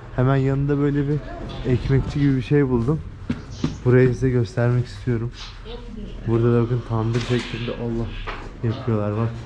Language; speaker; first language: Turkish; native; Turkish